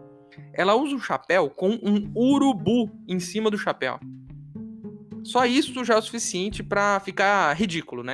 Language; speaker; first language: Portuguese; native; Portuguese